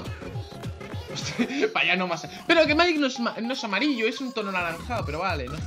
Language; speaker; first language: Spanish; native; Spanish